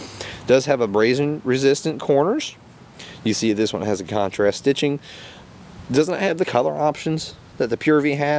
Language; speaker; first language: English; native; English